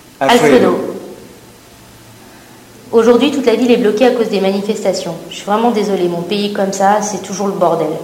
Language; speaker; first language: French; native; French